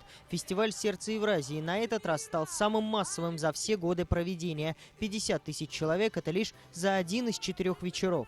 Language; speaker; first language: Russian; native; Russian